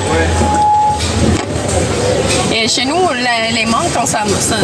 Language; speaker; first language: French; non-native, fluent; Thai